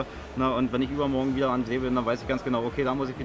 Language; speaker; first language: German; native; German